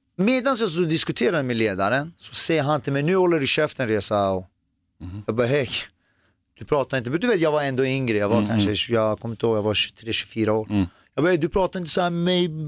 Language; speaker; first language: Swedish; early bilingual, other home language; Persian